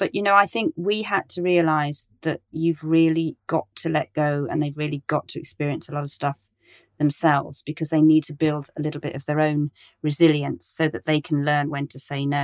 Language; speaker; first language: English; native; English